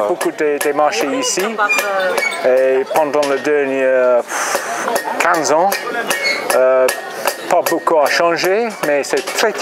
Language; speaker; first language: French; non-native, learner; English